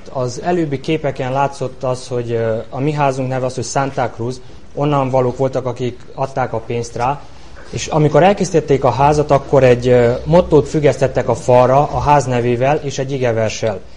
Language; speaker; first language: Hungarian; native; Hungarian